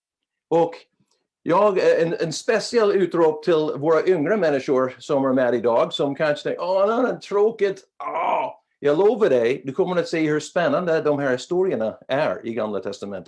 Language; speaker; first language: Swedish; non-native, fluent; English